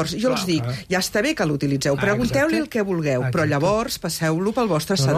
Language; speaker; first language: Catalan; native; Catalan